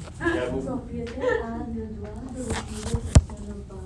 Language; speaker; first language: French; non-native, learner; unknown